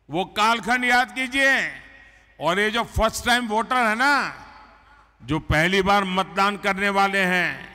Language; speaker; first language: Hindi; non-native, local second language; Gujarati